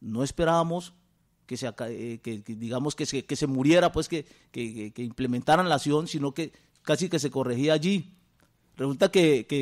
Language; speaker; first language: Spanish; native; Spanish